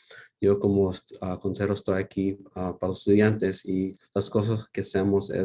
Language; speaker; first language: Spanish; early bilingual, heritage; Spanish